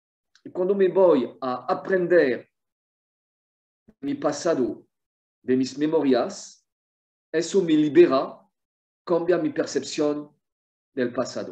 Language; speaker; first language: Spanish; non-native, fluent; French